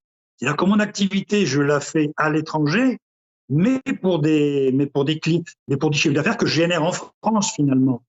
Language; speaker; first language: French; native; French